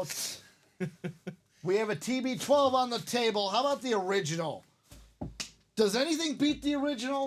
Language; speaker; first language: English; native; English